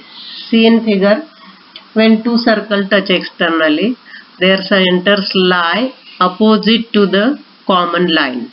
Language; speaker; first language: English; non-native, local second language; Marathi